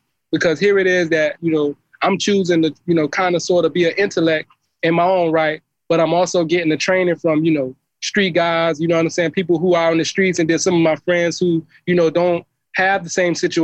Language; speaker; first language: English; native; English